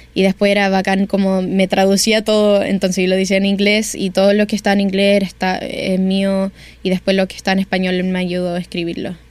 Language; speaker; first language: Spanish; early bilingual, heritage; Spanish